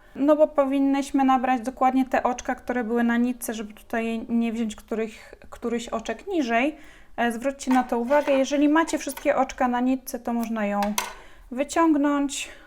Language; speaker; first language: Polish; native; Polish